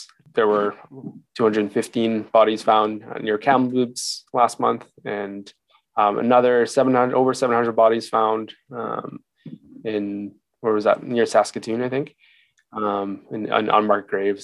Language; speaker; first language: English; native; English